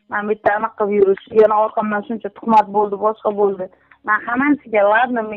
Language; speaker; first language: Uzbek; early bilingual, heritage; Uzbek